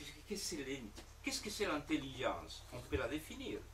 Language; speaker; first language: French; non-native, fluent; Spanish